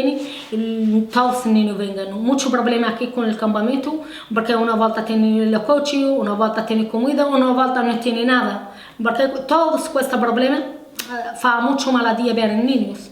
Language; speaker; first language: Italian; non-native, learner; Spanish